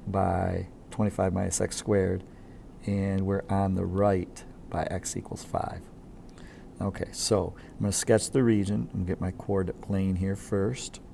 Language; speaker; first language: English; native; English